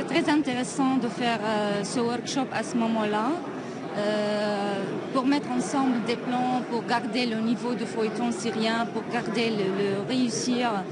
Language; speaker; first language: French; non-native, fluent; Arabic